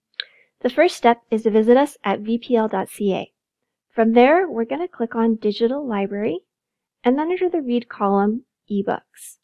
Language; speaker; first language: English; native; English